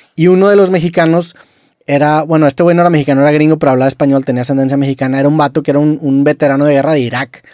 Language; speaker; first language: Spanish; native; Spanish